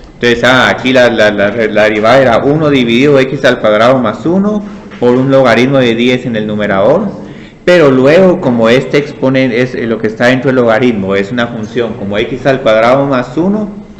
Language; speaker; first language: Spanish; native; Spanish